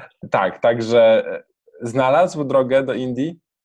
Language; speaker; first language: Polish; native; Polish